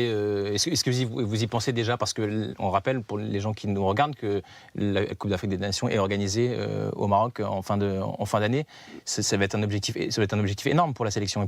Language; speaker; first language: French; native; French